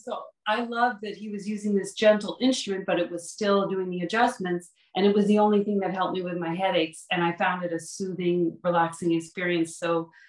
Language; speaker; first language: English; native; English